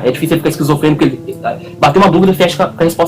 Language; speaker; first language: Portuguese; native; Portuguese